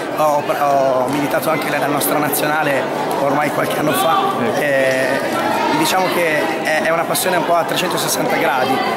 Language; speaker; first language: Italian; native; Italian